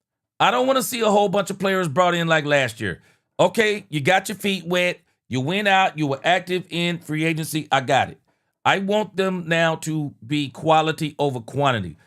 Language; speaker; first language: English; native; English